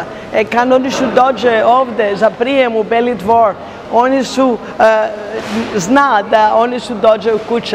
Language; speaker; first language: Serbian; non-native, learner; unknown